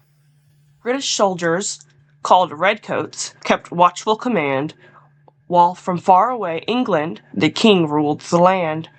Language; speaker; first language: English; native; English